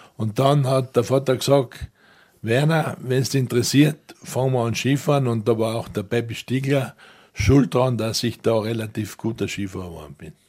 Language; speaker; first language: German; native; German